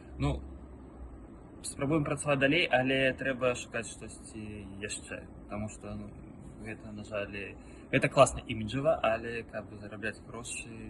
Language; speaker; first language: Belarusian; non-native, local second language; Russian